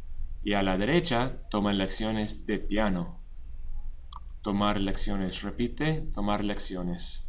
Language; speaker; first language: Spanish; non-native, fluent; English